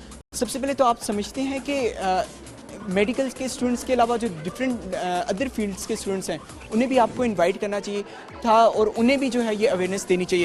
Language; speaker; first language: Urdu; native; Urdu